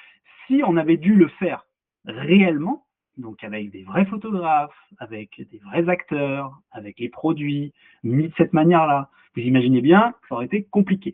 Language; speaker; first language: French; native; French